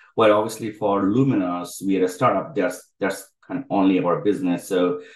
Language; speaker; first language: English; non-native, local second language; Bangla